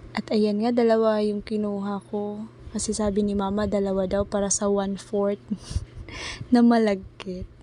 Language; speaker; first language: Filipino; non-native, local second language; Cebuano